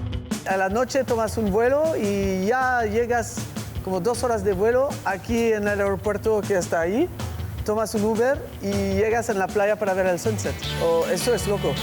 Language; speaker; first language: Spanish; non-native, fluent; French